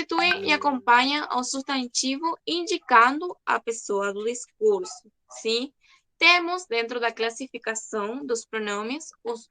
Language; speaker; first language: Portuguese; non-native, fluent; Spanish